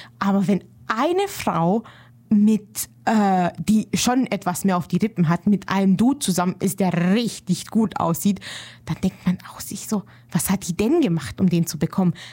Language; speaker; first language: German; early bilingual, other home language; Romanian